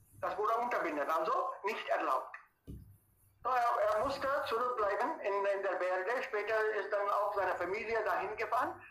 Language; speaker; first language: German; non-native, fluent; Hindi